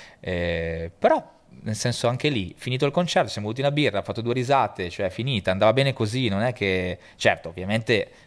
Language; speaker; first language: Italian; native; Italian